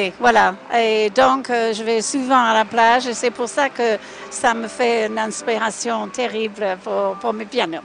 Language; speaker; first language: French; non-native, fluent; English